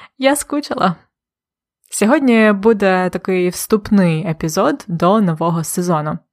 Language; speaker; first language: Ukrainian; native; Ukrainian